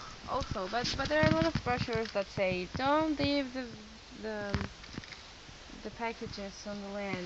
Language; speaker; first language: English; non-native, fluent; Spanish